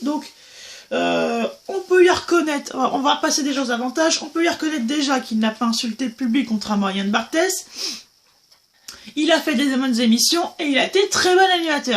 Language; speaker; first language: French; native; French